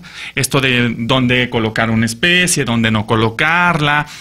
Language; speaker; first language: Spanish; native; Spanish